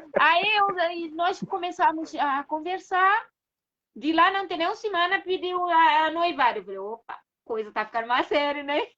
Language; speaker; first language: Portuguese; non-native, local second language; Kabuverdianu